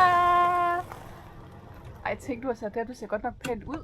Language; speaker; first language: Danish; native; Danish